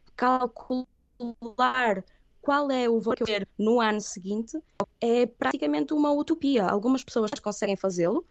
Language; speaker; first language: Portuguese; early bilingual, other home language; Catalan